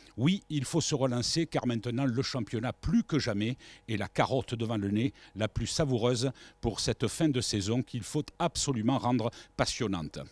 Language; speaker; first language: French; native; French